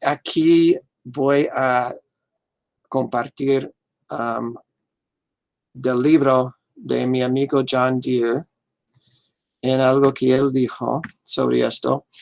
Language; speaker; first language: Spanish; non-native, fluent; English